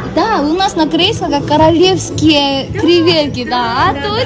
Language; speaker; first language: Russian; non-native, fluent; Korean